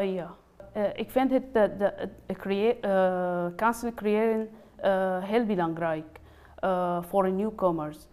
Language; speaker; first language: Dutch; non-native, learner; Arabic